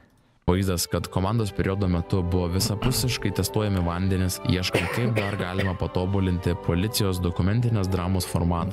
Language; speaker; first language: Lithuanian; native; Lithuanian